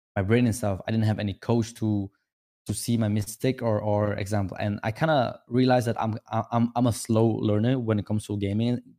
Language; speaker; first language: English; non-native, fluent; Vietnamese